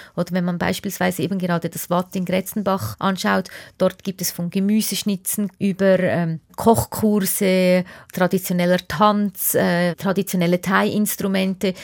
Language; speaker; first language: German; native; German